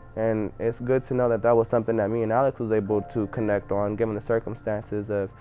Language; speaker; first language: English; native; English